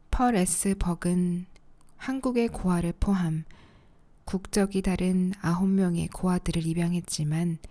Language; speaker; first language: Korean; native; Korean